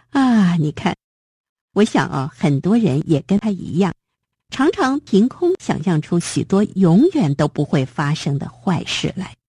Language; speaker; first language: Chinese; native; Chinese